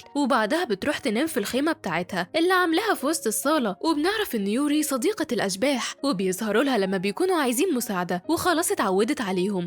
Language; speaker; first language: Arabic; native; Arabic